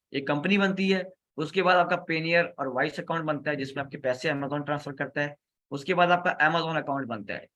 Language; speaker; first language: Urdu; native; Urdu